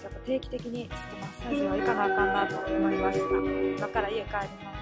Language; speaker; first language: Japanese; native; Japanese